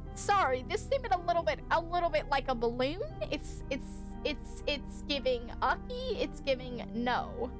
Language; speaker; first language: English; native; English